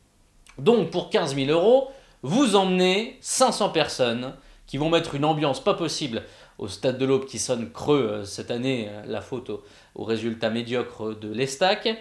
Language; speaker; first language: French; native; French